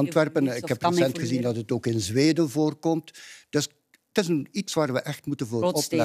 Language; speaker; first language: Dutch; native; Dutch